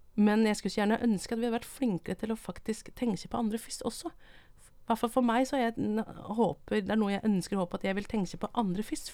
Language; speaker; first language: Norwegian; non-native, local second language; Vietnamese